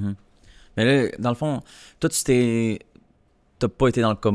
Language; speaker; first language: French; native; French